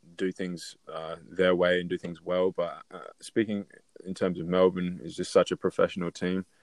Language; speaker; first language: English; native; English